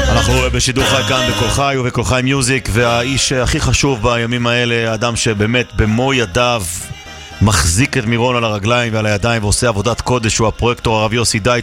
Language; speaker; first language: Hebrew; native; Hebrew